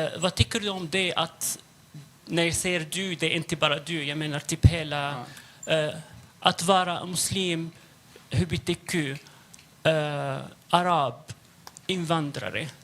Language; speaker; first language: Swedish; non-native, fluent; Arabic